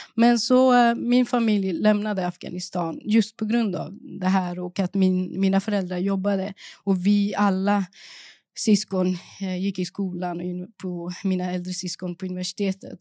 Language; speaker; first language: Swedish; early bilingual, other home language; Persian